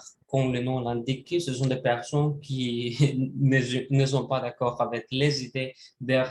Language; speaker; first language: French; non-native, learner; Spanish